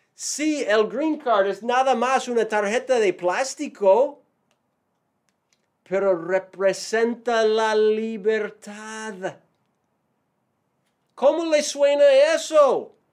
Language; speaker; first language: Spanish; non-native, fluent; English